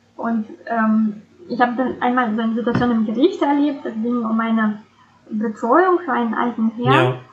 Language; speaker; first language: German; non-native, fluent; Russian